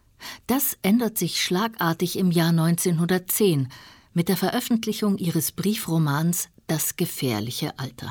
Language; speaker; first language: German; native; German